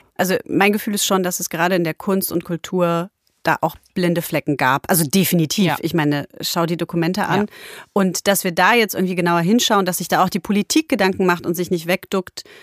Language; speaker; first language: German; early bilingual, other home language; Polish